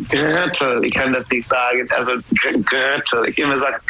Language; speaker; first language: German; non-native, learner; English